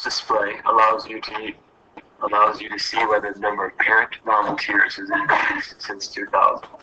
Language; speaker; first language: English; native; English